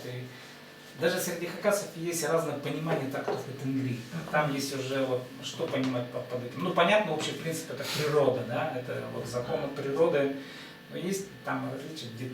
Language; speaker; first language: Russian; native; Russian